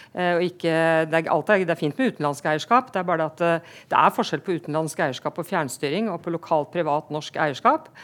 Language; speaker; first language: Norwegian; native; Norwegian